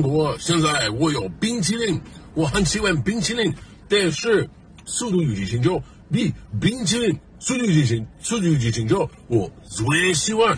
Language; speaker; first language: Chinese; non-native, learner; English